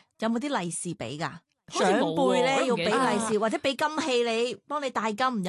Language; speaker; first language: Cantonese; native; Cantonese